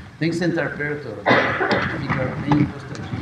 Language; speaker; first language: Portuguese; non-native, fluent; English